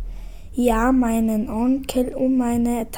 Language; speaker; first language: German; early bilingual, other home language; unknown